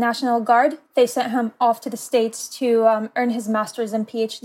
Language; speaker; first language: English; native; English